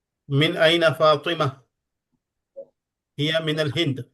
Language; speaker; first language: Arabic; non-native, learner; Urdu